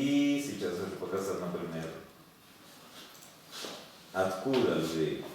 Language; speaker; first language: Russian; non-native, learner; Spanish